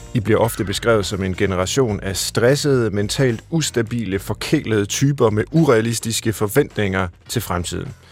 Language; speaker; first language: Danish; native; Danish